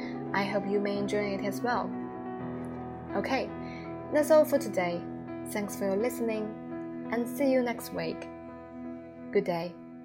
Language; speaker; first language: English; non-native, fluent; Chinese